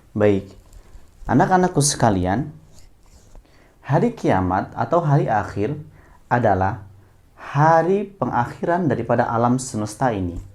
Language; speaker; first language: Indonesian; native; Indonesian